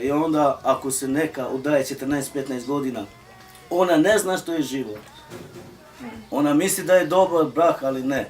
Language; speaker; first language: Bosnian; non-native, local second language; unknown